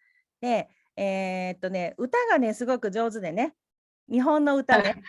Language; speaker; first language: Japanese; non-native, fluent; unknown